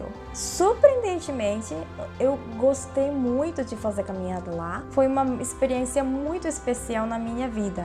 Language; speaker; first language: Portuguese; non-native, fluent; Korean